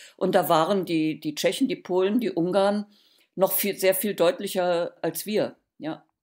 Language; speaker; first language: German; native; German